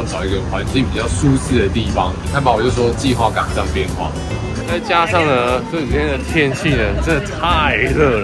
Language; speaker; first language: Chinese; native; Chinese